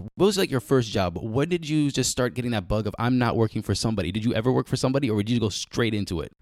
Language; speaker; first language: English; native; English